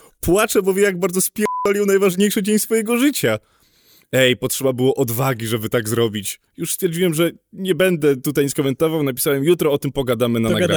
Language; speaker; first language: Polish; native; Polish